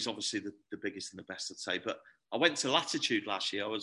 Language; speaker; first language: English; native; English